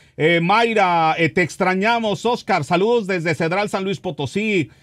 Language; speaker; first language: Spanish; native; Spanish